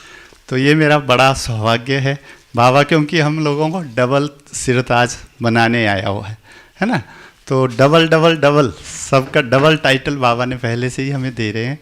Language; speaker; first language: Hindi; native; Hindi